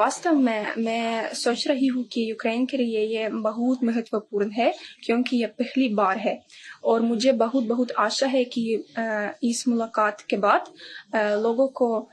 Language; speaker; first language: Hindi; non-native, fluent; Ukrainian